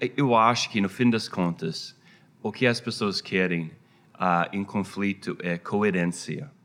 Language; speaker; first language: Portuguese; non-native, fluent; English